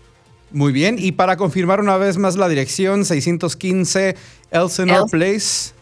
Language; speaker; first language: Spanish; native; Spanish